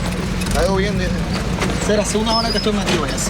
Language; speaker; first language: Spanish; native; Spanish